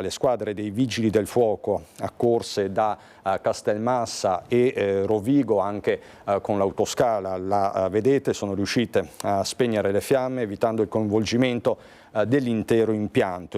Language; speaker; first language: Italian; native; Italian